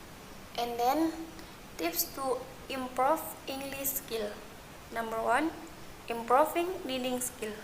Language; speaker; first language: English; non-native, learner; Indonesian